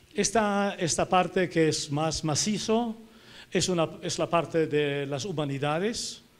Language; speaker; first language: Spanish; non-native, fluent; German